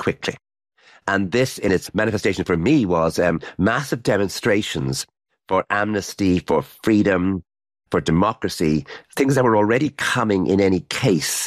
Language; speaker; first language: English; native; English